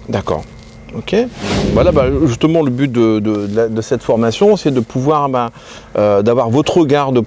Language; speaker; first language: French; native; French